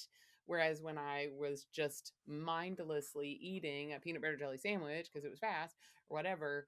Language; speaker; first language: English; native; English